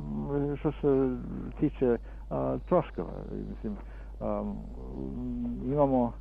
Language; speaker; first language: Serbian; early bilingual, heritage; Serbian